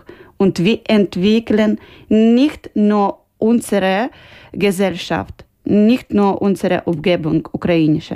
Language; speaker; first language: German; non-native, learner; Ukrainian